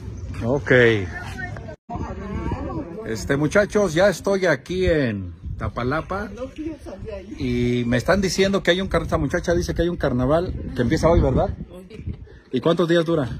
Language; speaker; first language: Spanish; native; Spanish